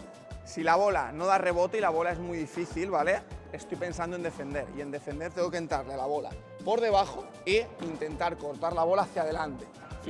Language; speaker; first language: Spanish; native; Spanish